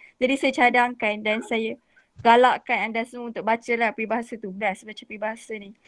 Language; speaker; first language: Malay; native; Malay